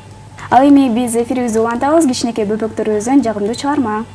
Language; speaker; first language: Kyrgyz; native; Kyrgyz